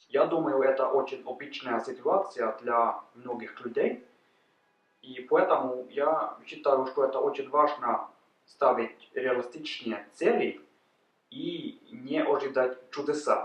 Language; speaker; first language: Russian; non-native, learner; Norwegian